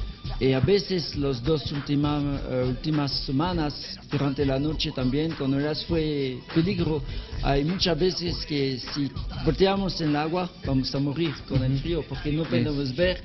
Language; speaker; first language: Spanish; non-native, learner; French